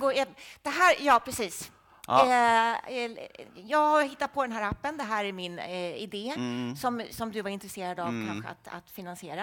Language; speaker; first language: Swedish; native; Swedish